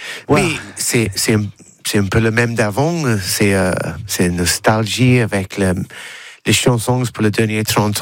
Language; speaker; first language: French; non-native, learner; English